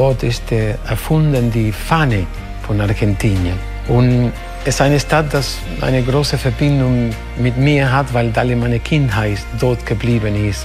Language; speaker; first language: German; non-native, learner; Spanish